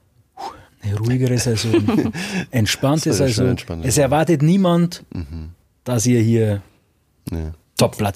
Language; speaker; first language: German; native; German